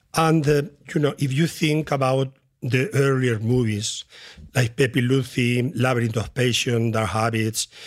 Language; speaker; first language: English; non-native, fluent; Spanish